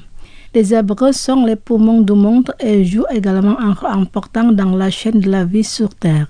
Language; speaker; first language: French; non-native, fluent; Indonesian